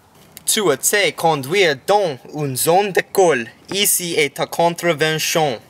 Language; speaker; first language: French; non-native, learner; English